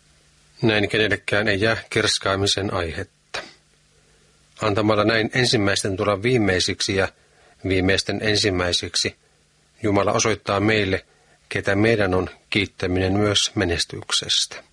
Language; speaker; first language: Finnish; native; Finnish